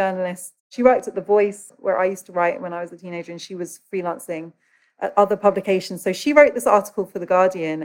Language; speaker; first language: English; native; English